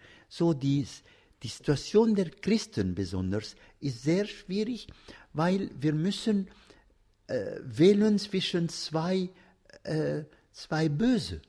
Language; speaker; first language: German; non-native, fluent; Arabic